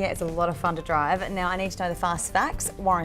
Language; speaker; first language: English; native; English